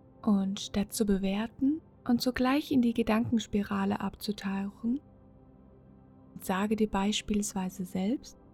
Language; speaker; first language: German; native; German